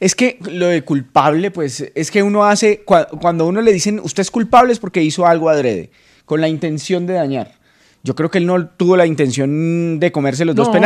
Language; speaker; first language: Spanish; native; Spanish